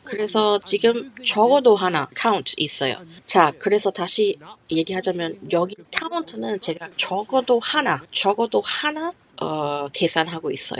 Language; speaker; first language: Korean; non-native, fluent; English